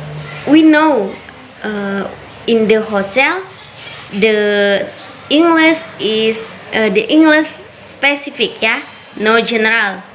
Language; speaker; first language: English; non-native, learner; Indonesian